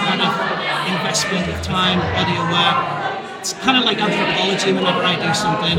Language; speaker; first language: English; native; English